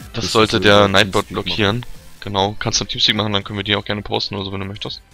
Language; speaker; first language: German; native; German